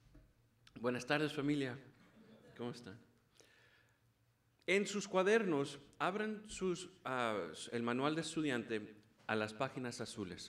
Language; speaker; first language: Spanish; early bilingual, heritage; Spanish